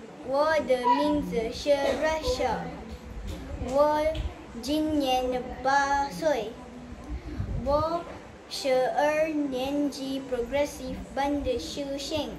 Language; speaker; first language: Chinese; non-native, learner; Malay